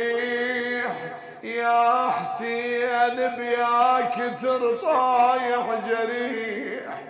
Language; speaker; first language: Arabic; native; Arabic